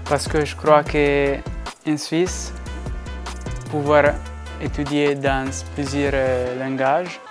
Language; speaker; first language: French; non-native, local second language; Italian